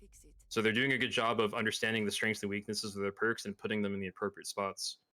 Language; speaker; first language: English; native; English